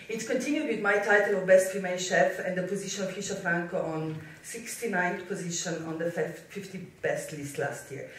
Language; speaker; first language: English; non-native, fluent; Slovenian